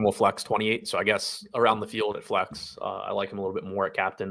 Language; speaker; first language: English; native; English